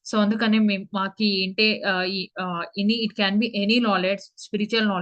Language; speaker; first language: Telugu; early bilingual, heritage; Telugu